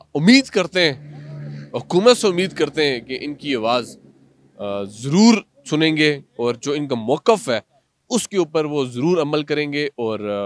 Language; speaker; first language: Urdu; non-native, local second language; Punjabi